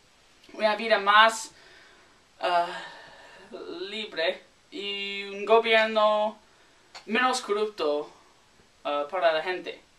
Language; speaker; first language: Spanish; non-native, learner; English